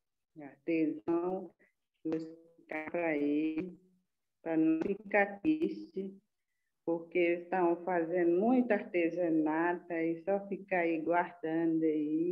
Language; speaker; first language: Portuguese; non-native, local second language; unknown